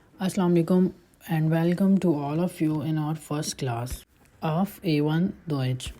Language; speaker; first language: Urdu; native; Urdu